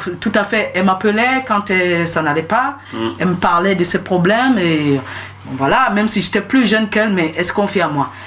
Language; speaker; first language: French; non-native, local second language; Duala